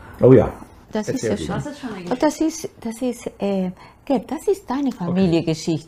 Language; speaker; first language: German; non-native, fluent; Spanish